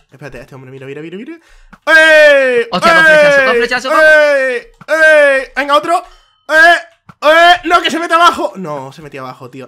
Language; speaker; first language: Spanish; native; Spanish